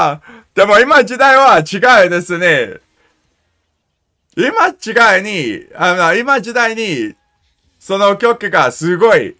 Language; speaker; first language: Japanese; non-native, learner; English